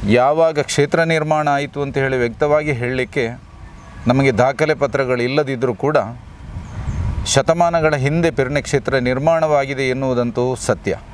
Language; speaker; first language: Kannada; non-native, local second language; Malayalam